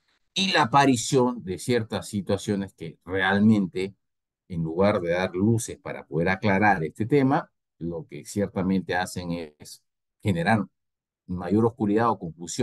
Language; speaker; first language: Spanish; native; Spanish